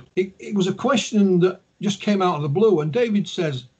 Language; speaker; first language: English; native; English